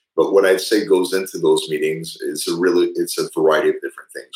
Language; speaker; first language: English; early bilingual, other home language; French